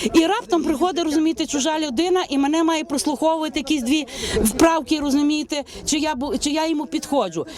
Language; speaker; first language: Ukrainian; native; Ukrainian